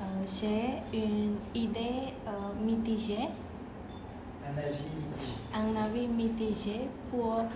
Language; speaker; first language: French; non-native, learner; Khmer